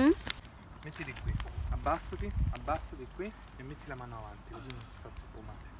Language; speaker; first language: Italian; native; Italian